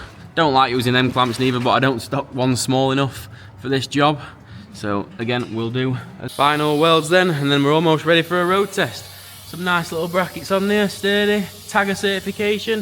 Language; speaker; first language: English; native; English